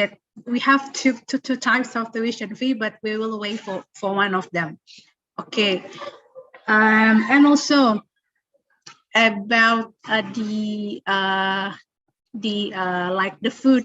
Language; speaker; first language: English; non-native, fluent; Indonesian